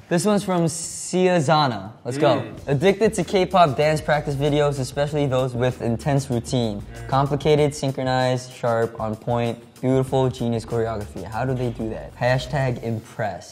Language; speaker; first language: English; early bilingual, other home language; Korean